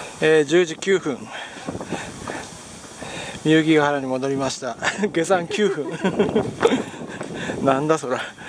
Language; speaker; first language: Japanese; native; Japanese